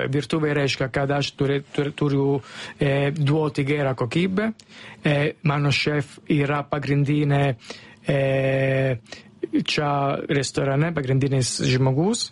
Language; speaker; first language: Lithuanian; non-native, learner; Italian